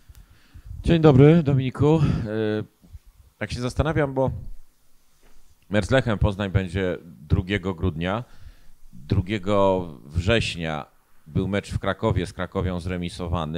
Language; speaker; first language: Polish; native; Polish